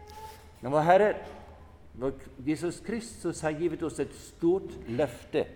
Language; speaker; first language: Swedish; non-native, fluent; German